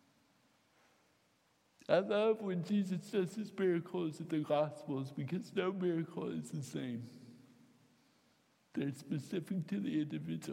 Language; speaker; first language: English; native; English